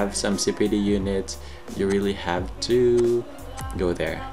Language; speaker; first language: English; non-native, local second language; Pampanga